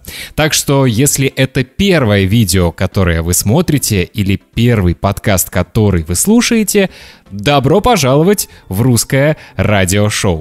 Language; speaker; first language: Russian; native; Russian